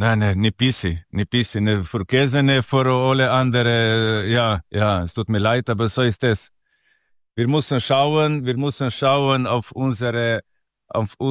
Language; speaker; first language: German; non-native, fluent; Italian